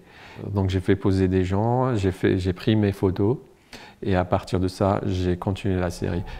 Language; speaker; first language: French; non-native, local second language; Arabic